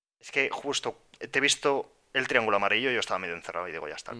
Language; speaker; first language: Spanish; native; Spanish